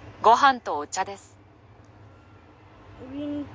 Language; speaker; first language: Japanese; non-native, learner; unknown